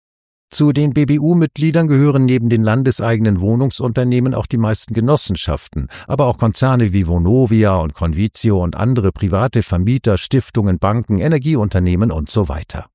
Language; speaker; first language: German; native; German